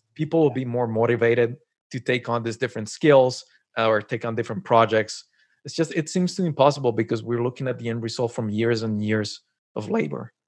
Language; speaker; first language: English; non-native, fluent; Spanish